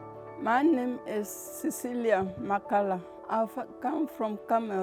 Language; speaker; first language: English; non-native, learner; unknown